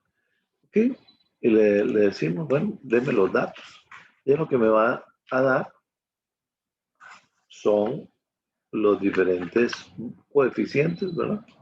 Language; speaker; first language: Spanish; native; Spanish